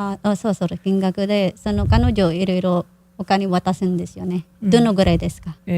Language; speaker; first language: Japanese; non-native, learner; Filipino